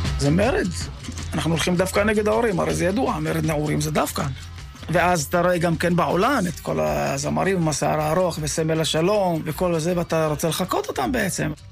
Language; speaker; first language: Hebrew; native; Hebrew